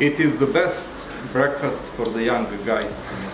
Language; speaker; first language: English; non-native, learner; Serbian